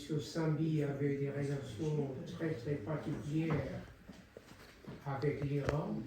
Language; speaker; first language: French; non-native, local second language; Comorian